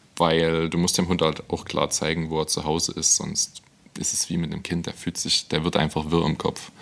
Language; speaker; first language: German; native; German